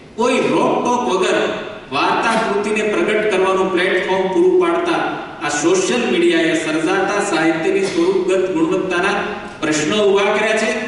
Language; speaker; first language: Gujarati; native; Gujarati